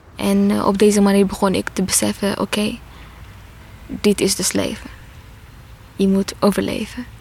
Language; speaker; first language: Dutch; non-native, fluent; Tigrinya